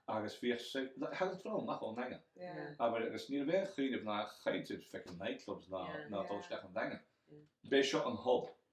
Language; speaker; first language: Irish; native; Irish